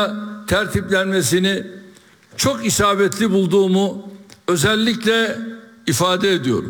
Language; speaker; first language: Turkish; native; Turkish